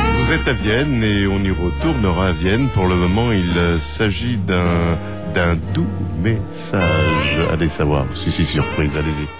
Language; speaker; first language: French; native; French